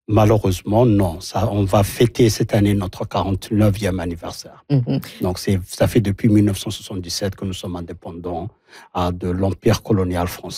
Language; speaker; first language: French; non-native, local second language; Somali